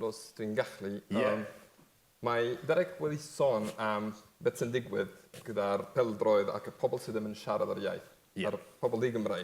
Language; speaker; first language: Welsh; non-native, fluent; Spanish